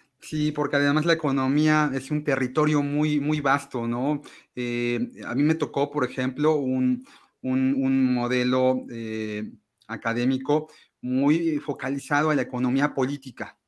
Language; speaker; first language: Spanish; native; Spanish